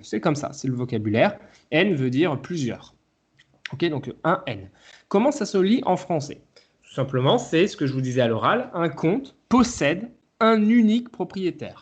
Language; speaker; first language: French; native; French